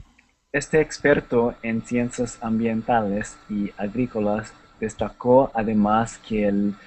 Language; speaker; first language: Spanish; non-native, learner; English